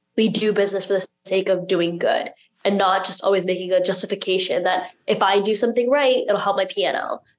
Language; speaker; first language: English; early bilingual, other home language; Urdu